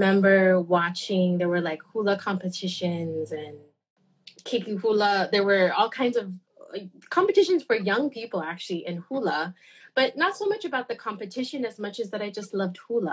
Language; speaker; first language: English; native; English